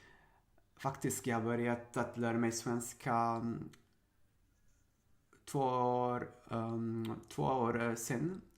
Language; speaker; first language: Swedish; non-native, learner; Sinhala